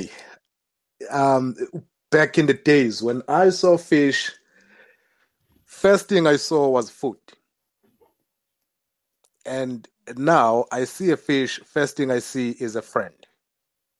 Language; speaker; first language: English; non-native, local second language; Zulu